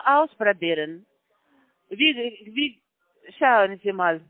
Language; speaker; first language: German; non-native, learner; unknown